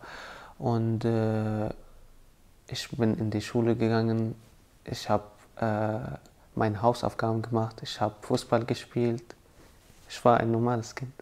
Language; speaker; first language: German; non-native, fluent; Arabic